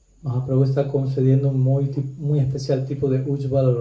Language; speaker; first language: Spanish; native; Spanish